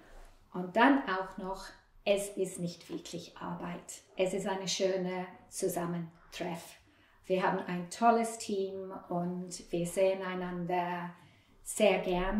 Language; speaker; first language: German; non-native, fluent; English